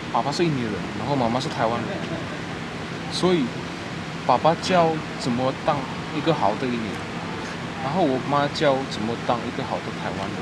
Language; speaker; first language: Chinese; non-native, fluent; Javanese